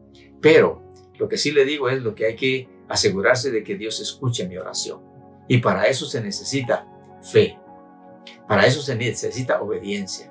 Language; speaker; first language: Spanish; native; Spanish